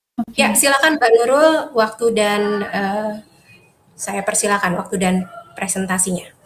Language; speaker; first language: Indonesian; native; Indonesian